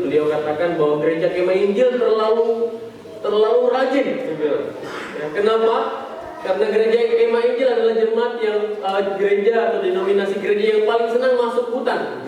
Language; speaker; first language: Indonesian; native; Indonesian